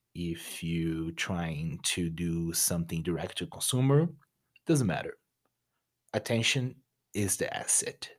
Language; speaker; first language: English; non-native, fluent; Portuguese